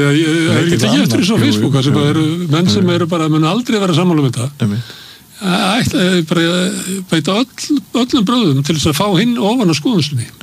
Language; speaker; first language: Icelandic; native; Icelandic